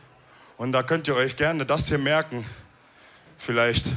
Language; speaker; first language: German; early bilingual, other home language; Wolof